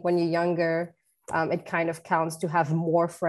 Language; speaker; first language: English; non-native, fluent; Portuguese